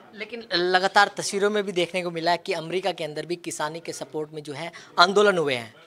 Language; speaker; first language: Hindi; native; Hindi